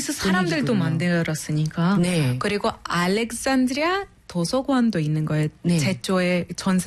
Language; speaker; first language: Korean; non-native, fluent; Arabic